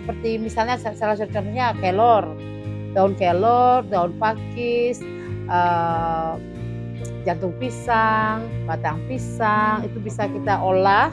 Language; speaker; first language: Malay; non-native, local second language; Balinese